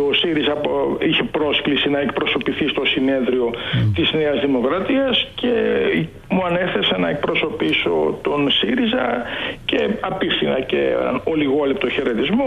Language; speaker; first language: Greek; native; Greek